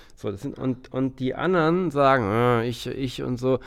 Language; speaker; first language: German; native; German